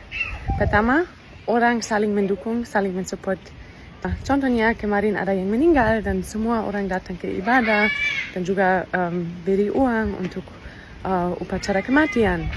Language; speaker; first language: Indonesian; non-native, fluent; German